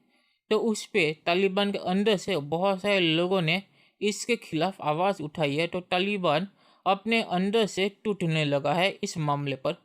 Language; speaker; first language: Hindi; native; Hindi